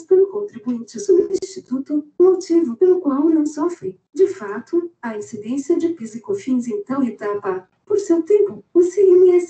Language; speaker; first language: Portuguese; native; Portuguese